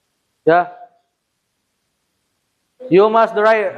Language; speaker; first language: English; non-native, learner; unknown